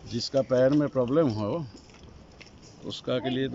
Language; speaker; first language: Hindi; non-native, local second language; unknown